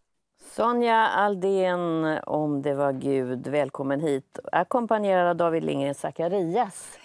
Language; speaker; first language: Swedish; native; Swedish